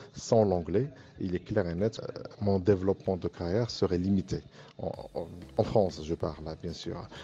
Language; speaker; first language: French; non-native, local second language; Arabic